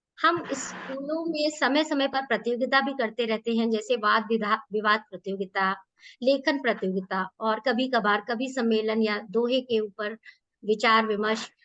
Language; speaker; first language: Hindi; native; Hindi